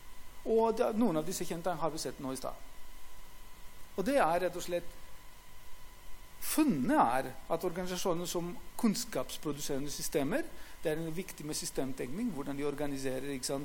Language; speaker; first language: Norwegian; non-native, fluent; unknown